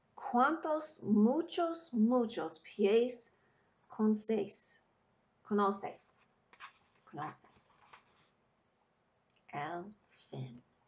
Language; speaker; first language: Spanish; non-native, learner; English